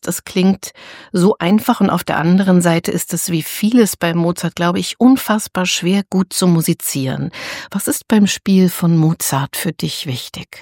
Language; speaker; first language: German; native; German